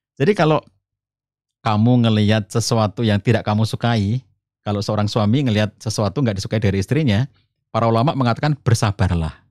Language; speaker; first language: Indonesian; native; Indonesian